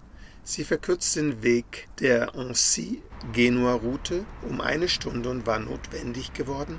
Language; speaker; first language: German; native; German